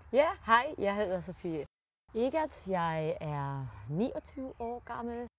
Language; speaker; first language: Danish; early bilingual, heritage; German